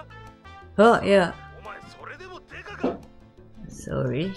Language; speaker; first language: English; non-native, learner; Japanese